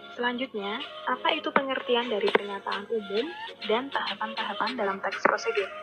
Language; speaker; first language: Indonesian; native; Indonesian